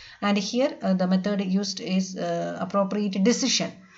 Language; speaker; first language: English; non-native, local second language; Malayalam